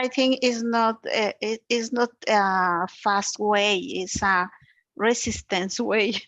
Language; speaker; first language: English; non-native, learner; Spanish